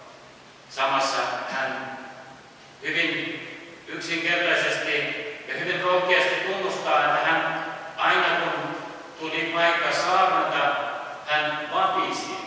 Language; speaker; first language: Finnish; early bilingual, heritage; Finnish